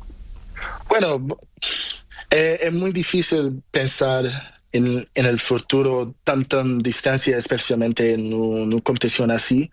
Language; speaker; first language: Spanish; non-native, learner; Portuguese